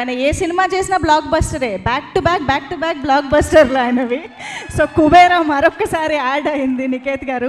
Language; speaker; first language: Telugu; native; Telugu